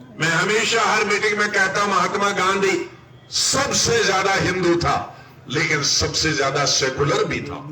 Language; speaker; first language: Urdu; non-native, local second language; Kashmiri